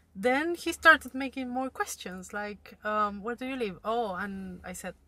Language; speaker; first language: English; non-native, fluent; Spanish